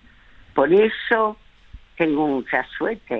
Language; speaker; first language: Spanish; early bilingual, other home language; French